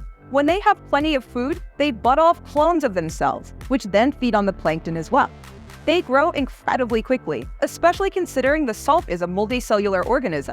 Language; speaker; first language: English; native; English